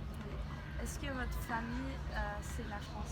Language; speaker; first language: French; non-native, learner; Turkish